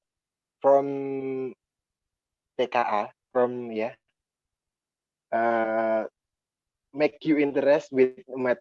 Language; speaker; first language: English; non-native, learner; Indonesian